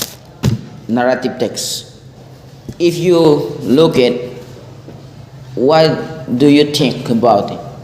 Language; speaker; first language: English; non-native, learner; Indonesian